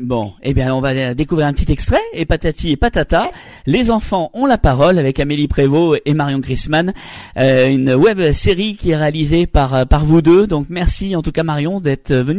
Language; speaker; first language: French; native; French